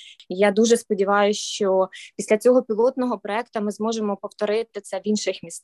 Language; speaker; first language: Ukrainian; native; Ukrainian